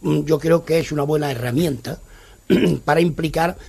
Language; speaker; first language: Spanish; non-native, local second language; Catalan